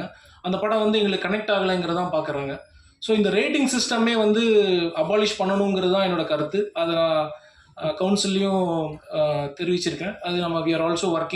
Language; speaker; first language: Tamil; native; Tamil